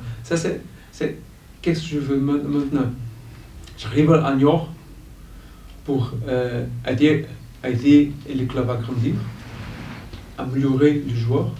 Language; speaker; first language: French; non-native, fluent; Portuguese